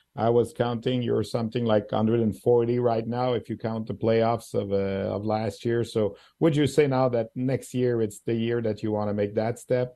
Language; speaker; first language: English; non-native, fluent; French